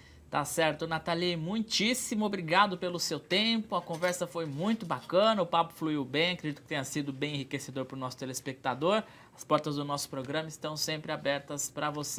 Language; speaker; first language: Portuguese; native; Portuguese